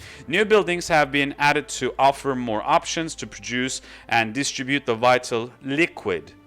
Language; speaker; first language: English; non-native, fluent; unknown